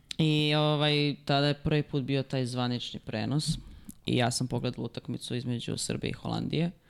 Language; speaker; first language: Serbian; native; Serbian